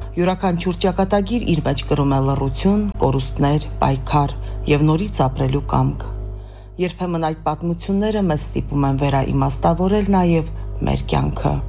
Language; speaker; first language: Armenian; native; Armenian